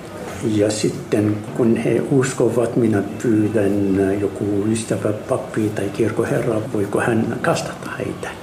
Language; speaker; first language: Finnish; non-native, fluent; Arabic